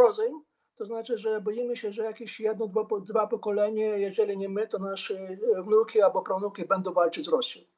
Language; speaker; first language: Polish; non-native, fluent; Ukrainian